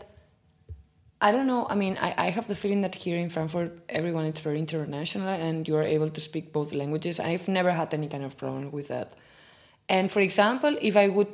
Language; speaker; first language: English; non-native, fluent; Spanish